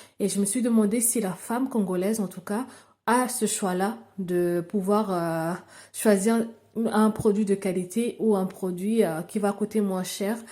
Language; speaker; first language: French; non-native, local second language; Lingala